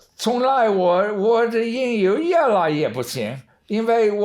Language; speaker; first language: Chinese; non-native, learner; English